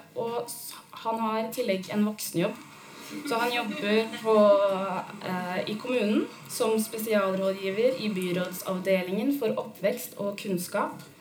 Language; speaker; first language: Norwegian; native; Norwegian